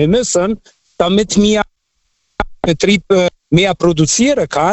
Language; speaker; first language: German; non-native, fluent; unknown